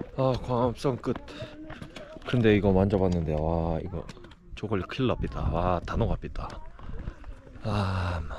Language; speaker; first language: Korean; native; Korean